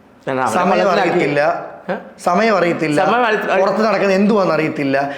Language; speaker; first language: Malayalam; native; Malayalam